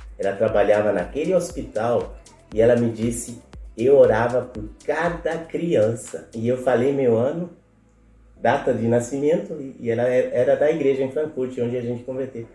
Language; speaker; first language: Portuguese; non-native, fluent; Spanish